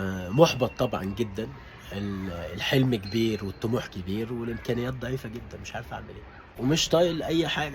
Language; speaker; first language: Arabic; native; Arabic